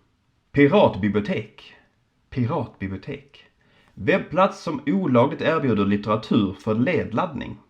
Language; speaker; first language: Swedish; native; Swedish